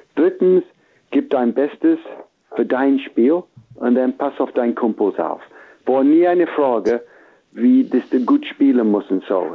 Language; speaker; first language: German; non-native, fluent; English